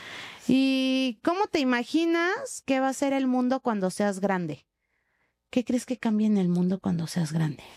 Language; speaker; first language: Spanish; native; Spanish